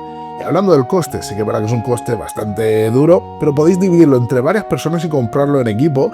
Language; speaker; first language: Spanish; native; Spanish